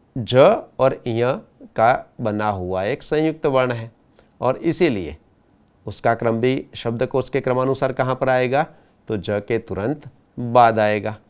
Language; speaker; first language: Hindi; non-native, local second language; Gujarati